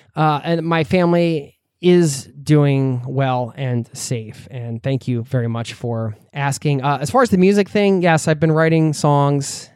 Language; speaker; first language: English; native; English